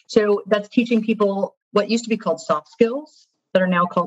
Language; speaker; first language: English; native; English